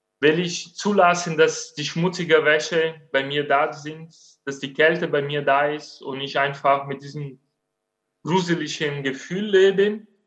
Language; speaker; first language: German; non-native, fluent; Portuguese